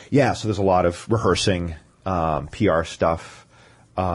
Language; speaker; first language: English; native; English